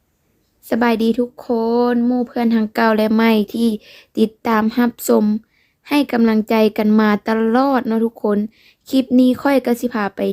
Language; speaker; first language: Thai; non-native, local second language; Lao